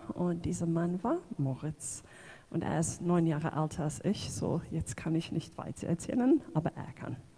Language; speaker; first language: German; non-native, fluent; English